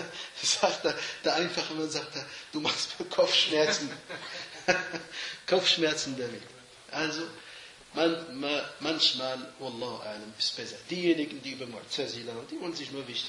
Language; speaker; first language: German; non-native, fluent; Arabic